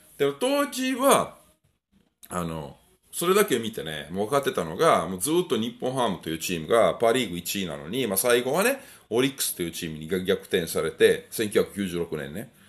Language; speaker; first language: Japanese; non-native, fluent; Italian